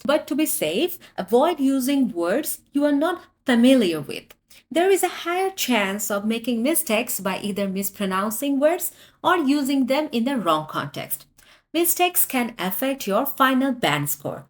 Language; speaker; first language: English; non-native, fluent; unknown